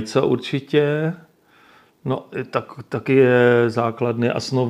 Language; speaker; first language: Russian; non-native, learner; Czech